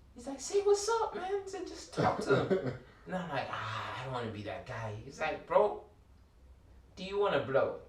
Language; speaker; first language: English; early bilingual, other home language; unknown